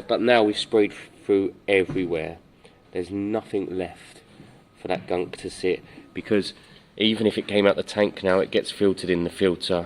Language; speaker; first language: English; native; English